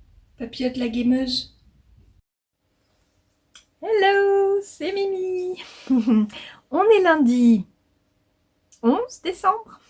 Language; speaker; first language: French; native; French